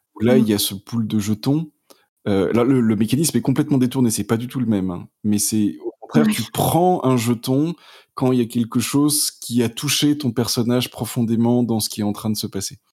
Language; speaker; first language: French; native; French